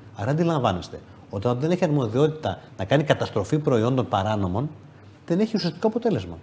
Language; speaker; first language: Greek; native; Greek